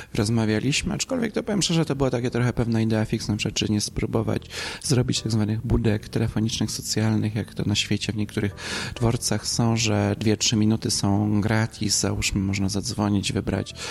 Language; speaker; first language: Polish; native; Polish